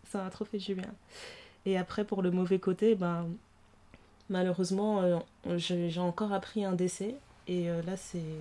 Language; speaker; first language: French; early bilingual, other home language; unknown